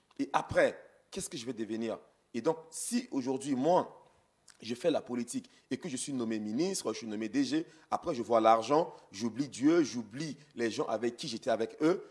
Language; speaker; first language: French; non-native, local second language; Sango